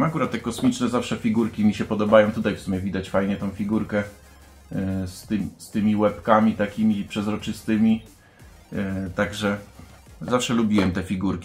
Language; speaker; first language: Polish; native; Polish